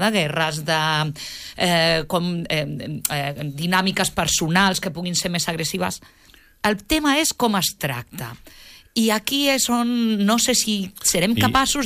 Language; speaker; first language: Catalan; native; Catalan